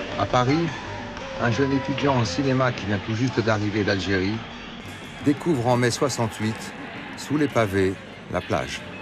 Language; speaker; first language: French; native; French